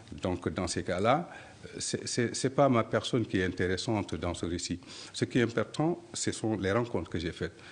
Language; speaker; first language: French; non-native, local second language; Soninke